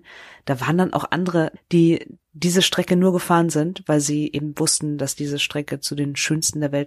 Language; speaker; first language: German; native; German